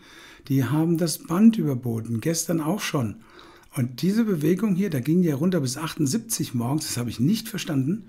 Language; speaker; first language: German; native; German